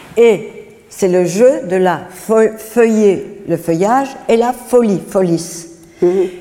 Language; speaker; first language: French; native; French